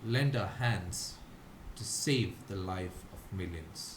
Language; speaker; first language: English; non-native, local second language; Malayalam